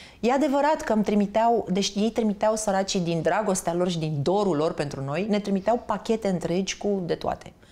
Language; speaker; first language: Romanian; native; Romanian